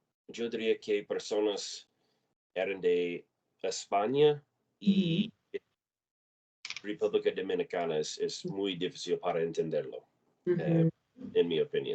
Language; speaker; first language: Spanish; non-native, learner; English